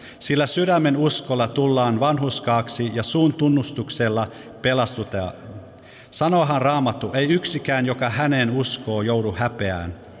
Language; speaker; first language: Finnish; early bilingual, heritage; Finnish